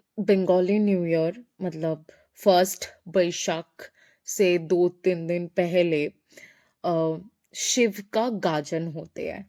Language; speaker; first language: Hindi; non-native, local second language; Bangla